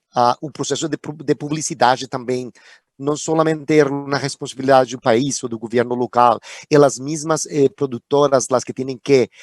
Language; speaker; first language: Portuguese; non-native, fluent; Spanish